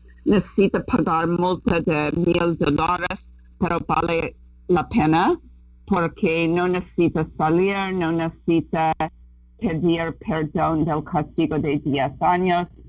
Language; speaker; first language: Spanish; non-native, fluent; English